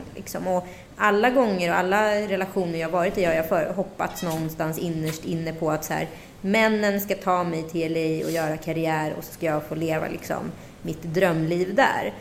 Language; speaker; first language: Swedish; native; Swedish